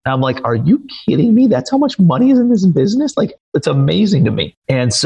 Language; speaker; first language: English; native; English